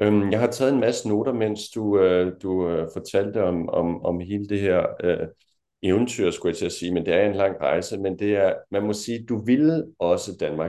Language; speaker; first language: Danish; native; Danish